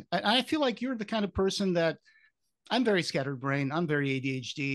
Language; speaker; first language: English; non-native, fluent; Portuguese